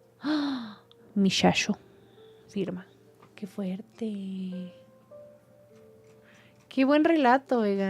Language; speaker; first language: Spanish; native; Spanish